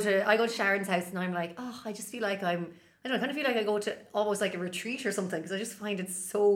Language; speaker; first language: English; native; English